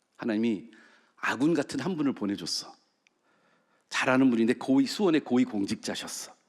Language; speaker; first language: Korean; early bilingual, heritage; Korean